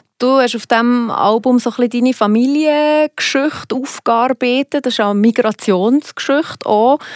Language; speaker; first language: German; native; German